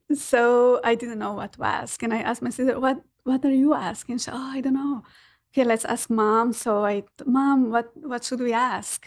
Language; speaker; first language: English; non-native, fluent; Portuguese